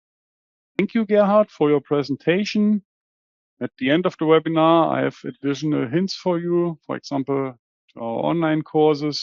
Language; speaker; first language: English; non-native, fluent; German